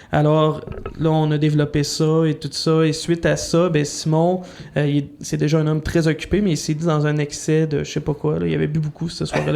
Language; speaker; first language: French; native; French